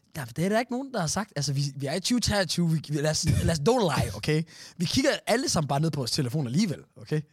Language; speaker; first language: Danish; early bilingual, other home language; Somali